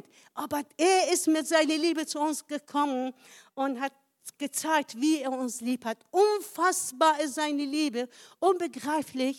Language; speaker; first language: German; non-native, fluent; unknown